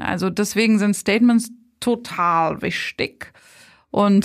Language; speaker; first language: German; native; German